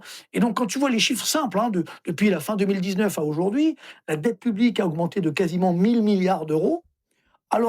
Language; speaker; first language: French; native; French